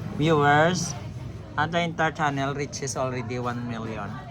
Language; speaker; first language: English; non-native, local second language; Hiligaynon